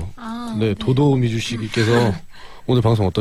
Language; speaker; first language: Korean; native; Korean